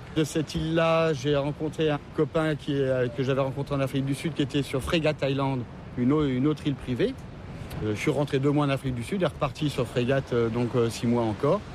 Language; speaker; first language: French; native; French